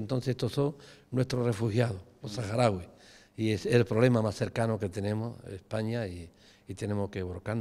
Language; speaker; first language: Spanish; native; Spanish